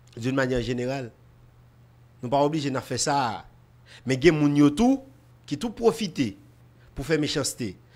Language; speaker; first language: French; non-native, local second language; Haitian Creole